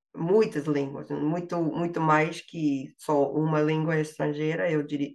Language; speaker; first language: Portuguese; non-native, fluent; English